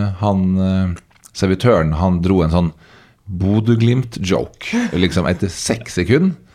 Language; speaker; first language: Norwegian; native; Norwegian